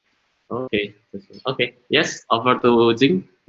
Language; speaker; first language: English; non-native, learner; Indonesian